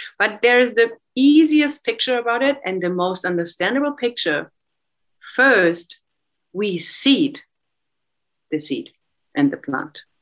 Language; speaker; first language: English; non-native, fluent; German